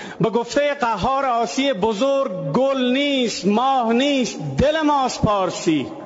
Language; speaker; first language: Persian; native; Persian